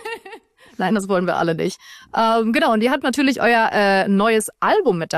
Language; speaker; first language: German; native; German